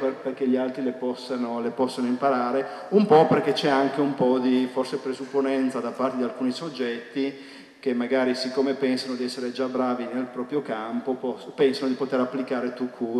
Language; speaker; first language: Italian; native; Italian